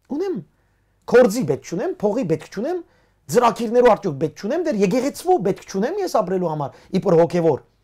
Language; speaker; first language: Armenian; early bilingual, heritage; Armenian